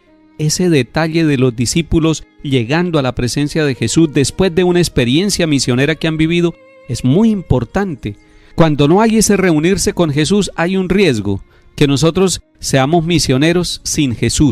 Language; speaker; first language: Spanish; native; Spanish